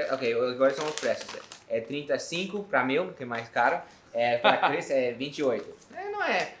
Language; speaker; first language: Portuguese; non-native, fluent; English